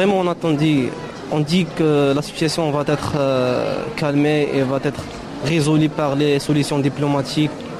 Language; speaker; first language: French; non-native, learner; Arabic